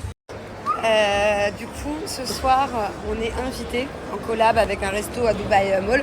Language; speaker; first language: French; native; French